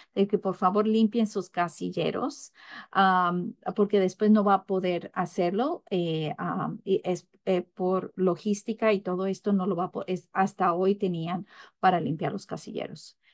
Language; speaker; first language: Spanish; early bilingual, heritage; English